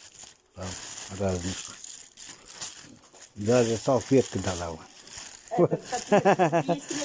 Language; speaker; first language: Russian; non-native, local second language; Yakut